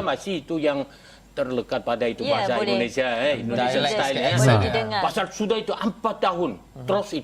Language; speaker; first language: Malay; non-native, learner; Korean